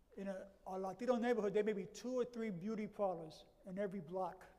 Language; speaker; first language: English; native; English